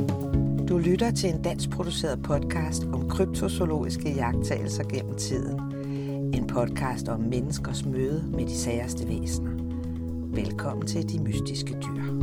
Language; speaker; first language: Danish; native; Danish